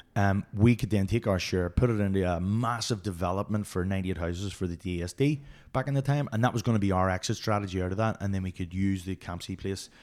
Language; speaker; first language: English; native; English